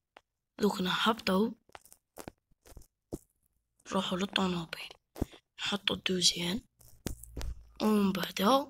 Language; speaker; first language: Arabic; native; Arabic